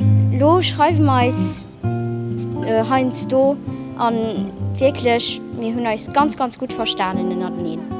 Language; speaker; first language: German; non-native, local second language; Luxembourgish